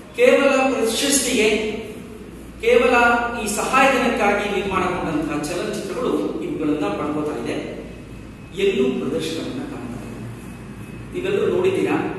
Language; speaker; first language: Kannada; non-native, local second language; Kodava